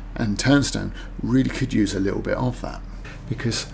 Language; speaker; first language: English; native; English